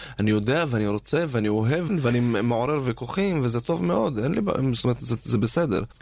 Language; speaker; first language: Hebrew; non-native, local second language; Arabic